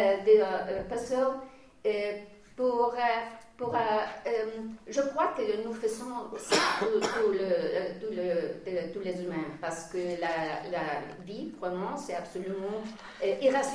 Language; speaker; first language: French; non-native, fluent; Spanish